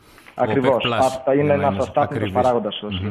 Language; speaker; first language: Greek; native; Greek